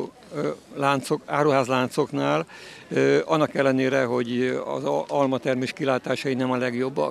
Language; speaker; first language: Hungarian; native; Hungarian